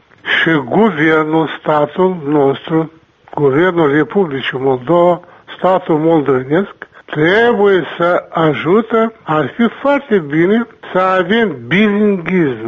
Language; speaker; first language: Romanian; non-native, local second language; Gagauz